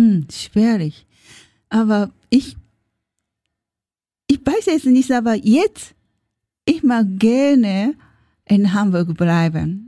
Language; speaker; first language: German; non-native, learner; Japanese